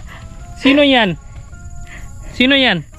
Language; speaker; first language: Filipino; non-native, learner; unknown